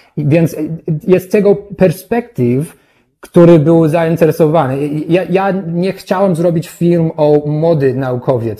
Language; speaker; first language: Polish; non-native, learner; English